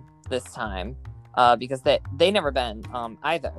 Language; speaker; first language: English; native; English